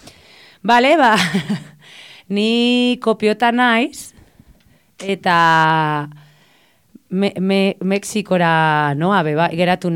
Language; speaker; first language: Basque; non-native, local second language; Spanish